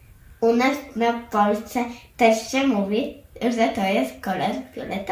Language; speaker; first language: Ukrainian; non-native, learner; Polish